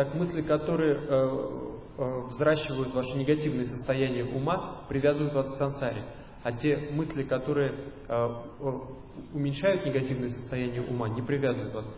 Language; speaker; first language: Russian; native; Russian